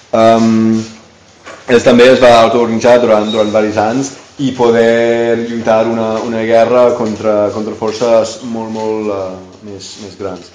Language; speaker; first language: Catalan; non-native, fluent; English